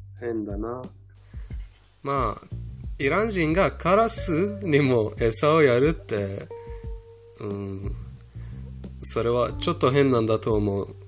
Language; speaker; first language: Japanese; non-native, fluent; Persian